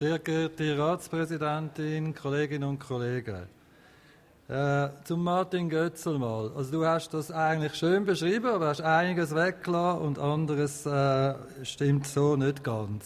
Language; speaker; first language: German; native; German